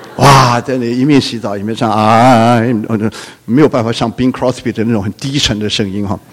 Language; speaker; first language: Chinese; non-native, local second language; Cantonese